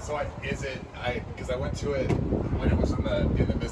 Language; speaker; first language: English; native; English